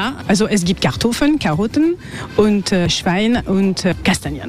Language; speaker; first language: German; non-native, learner; French